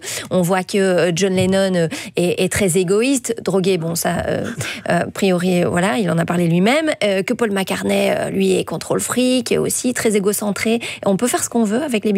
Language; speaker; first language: French; native; French